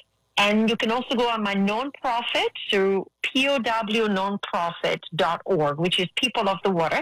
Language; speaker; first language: English; non-native, fluent; Italian